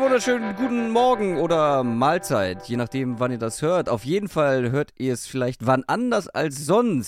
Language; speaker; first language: German; native; German